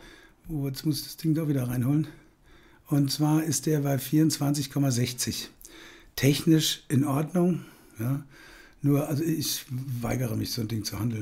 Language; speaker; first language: German; native; German